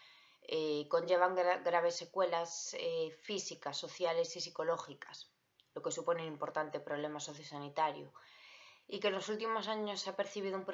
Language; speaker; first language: Spanish; native; Spanish